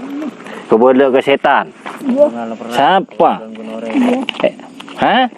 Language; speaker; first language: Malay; non-native, local second language; Madurese